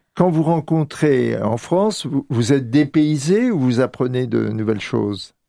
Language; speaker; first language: French; native; French